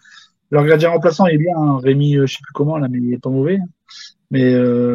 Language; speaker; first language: French; native; French